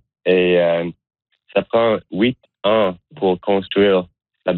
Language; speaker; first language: French; non-native, learner; English